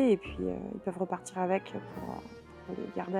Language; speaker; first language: French; native; French